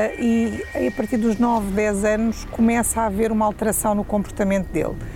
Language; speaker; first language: Portuguese; native; Portuguese